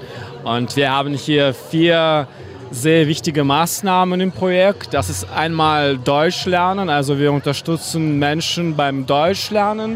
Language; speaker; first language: German; non-native, fluent; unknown